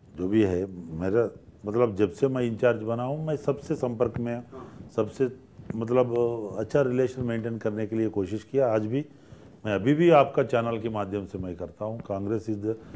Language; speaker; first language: Hindi; non-native, local second language; Telugu